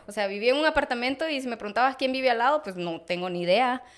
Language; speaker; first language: Spanish; native; Spanish